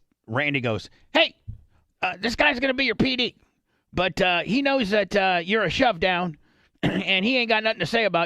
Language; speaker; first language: English; native; English